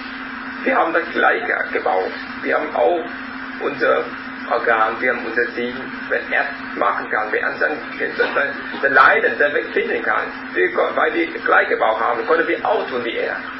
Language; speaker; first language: German; non-native, learner; Vietnamese